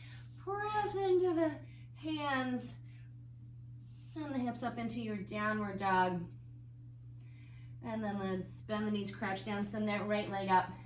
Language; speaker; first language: English; native; English